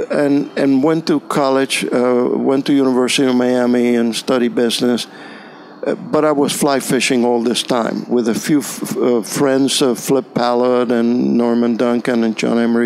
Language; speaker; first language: English; non-native, fluent; Spanish